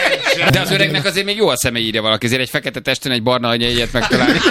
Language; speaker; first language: Hungarian; native; Hungarian